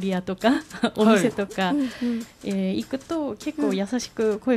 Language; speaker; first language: Japanese; non-native, fluent; Korean